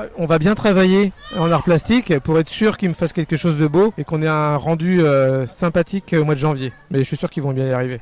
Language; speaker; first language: French; native; French